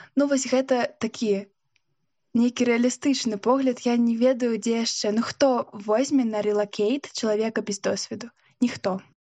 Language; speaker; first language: Belarusian; non-native, local second language; Russian